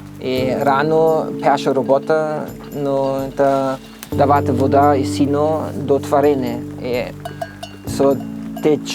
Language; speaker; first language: Ukrainian; non-native, learner; German